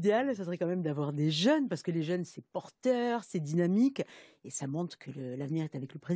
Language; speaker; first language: French; native; French